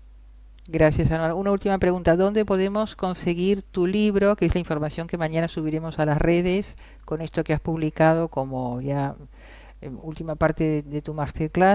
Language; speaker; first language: Spanish; native; Spanish